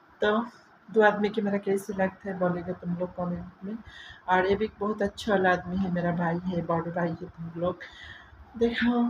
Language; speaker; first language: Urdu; non-native, learner; Bangla